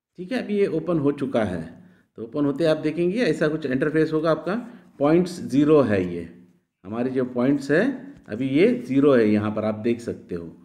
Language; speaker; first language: Hindi; non-native, local second language; Marathi